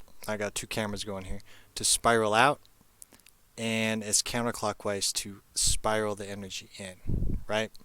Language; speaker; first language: English; native; English